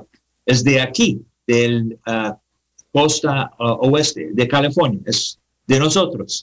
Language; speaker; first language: Spanish; non-native, learner; English